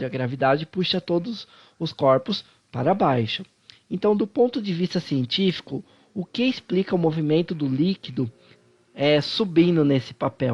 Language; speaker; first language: Portuguese; native; Portuguese